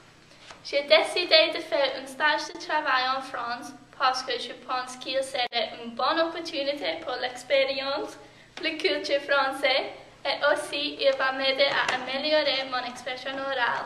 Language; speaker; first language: French; non-native, learner; English